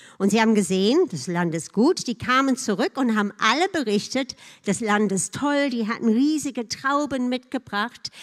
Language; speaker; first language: German; non-native, fluent; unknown